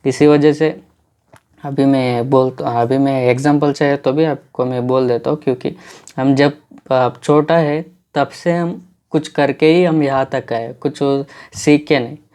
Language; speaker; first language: Hindi; non-native, local second language; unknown